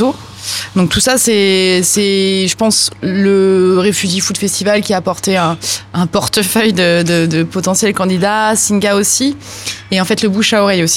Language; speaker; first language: French; native; French